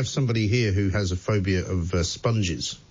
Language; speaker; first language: English; native; English